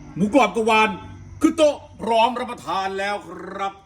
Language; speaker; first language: Thai; native; Thai